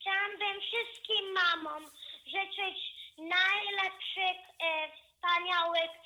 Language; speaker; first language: Polish; early bilingual, heritage; Polish